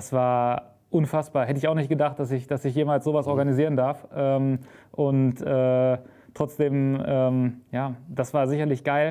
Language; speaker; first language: German; native; German